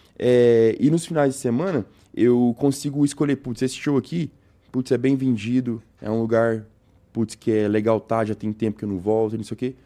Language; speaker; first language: Portuguese; native; Portuguese